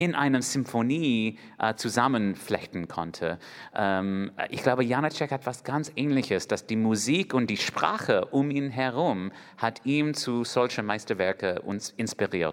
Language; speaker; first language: German; non-native, fluent; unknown